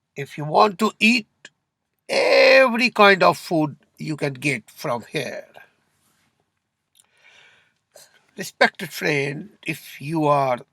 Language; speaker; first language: English; non-native, learner; Urdu